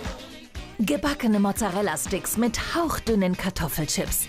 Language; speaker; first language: German; native; German